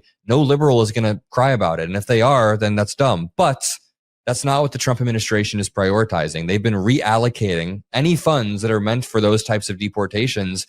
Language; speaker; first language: English; native; English